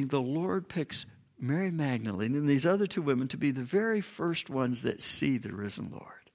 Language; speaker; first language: English; native; English